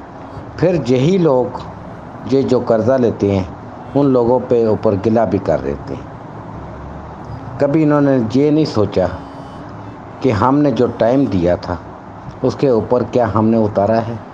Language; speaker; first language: Urdu; native; Urdu